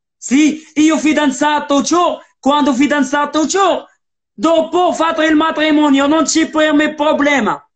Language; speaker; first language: Italian; non-native, learner; Arabic